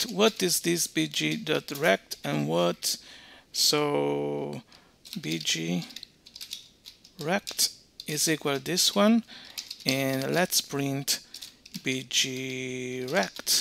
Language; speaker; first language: English; non-native, fluent; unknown